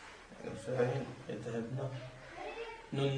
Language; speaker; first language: Arabic; non-native, learner; French